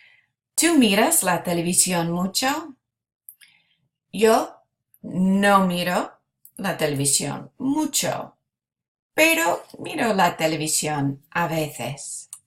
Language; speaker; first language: Spanish; non-native, fluent; English